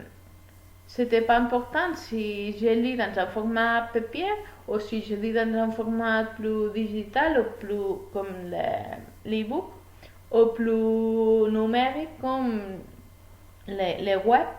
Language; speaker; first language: French; non-native, learner; Spanish